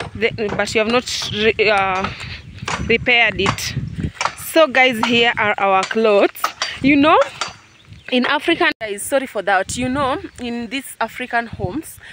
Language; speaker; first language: English; non-native, local second language; Luo (Kenya and Tanzania)